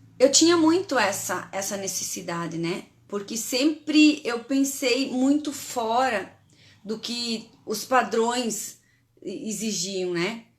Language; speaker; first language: Portuguese; native; Portuguese